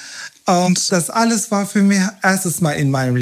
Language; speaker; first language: German; non-native, fluent; Turkish